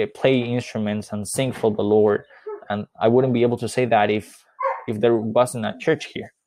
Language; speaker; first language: English; non-native, fluent; Spanish